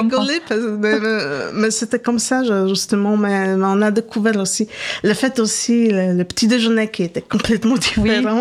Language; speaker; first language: French; non-native, fluent; Polish